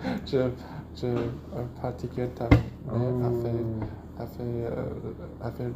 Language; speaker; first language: French; non-native, learner; Chinese